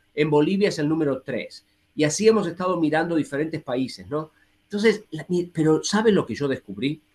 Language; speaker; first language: Spanish; native; Spanish